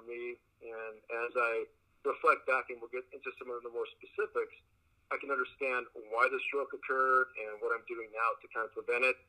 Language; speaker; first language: English; early bilingual, other home language; Spanish